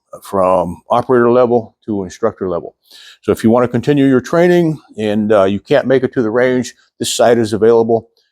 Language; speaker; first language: English; native; English